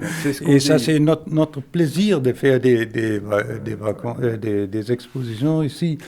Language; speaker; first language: French; non-native, fluent; German